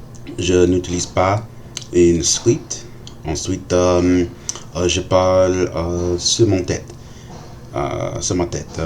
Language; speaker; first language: French; non-native, learner; English